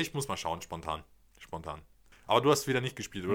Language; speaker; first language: German; native; German